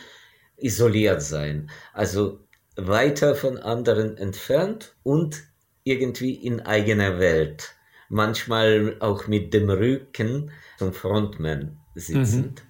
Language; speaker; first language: German; non-native, fluent; Ukrainian